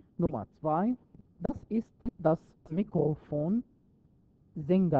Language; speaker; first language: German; non-native, fluent; Arabic